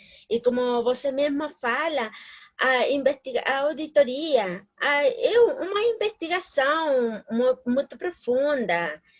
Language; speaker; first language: Portuguese; non-native, learner; Spanish